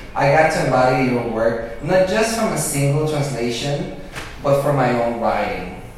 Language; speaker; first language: English; early bilingual, other home language; Spanish